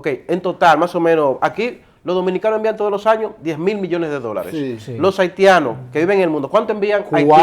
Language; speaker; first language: Spanish; native; Spanish